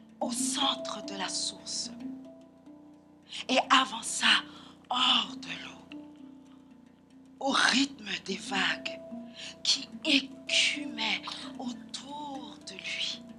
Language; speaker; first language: French; non-native, local second language; Haitian Creole